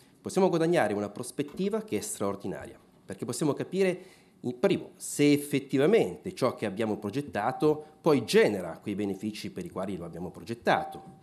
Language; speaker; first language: Italian; native; Italian